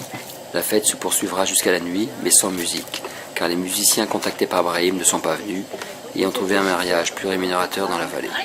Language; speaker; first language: French; native; French